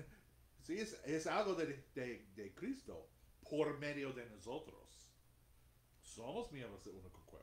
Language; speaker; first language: Spanish; non-native, fluent; English